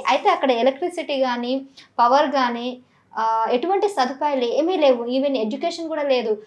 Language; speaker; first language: Telugu; native; Telugu